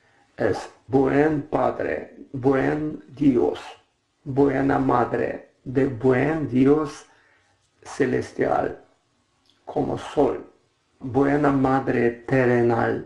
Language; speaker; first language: Spanish; non-native, learner; Russian